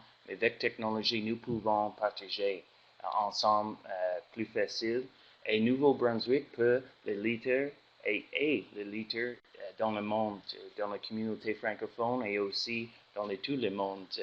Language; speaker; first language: French; non-native, learner; English